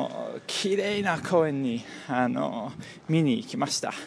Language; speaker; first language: Japanese; non-native, learner; English